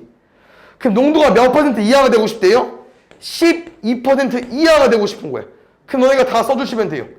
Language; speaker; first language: Korean; native; Korean